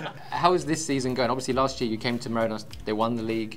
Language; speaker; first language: English; native; English